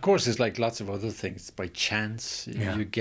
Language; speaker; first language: English; native; English